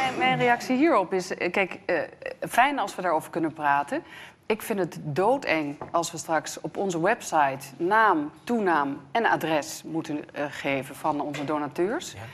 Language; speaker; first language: Dutch; non-native, fluent; Italian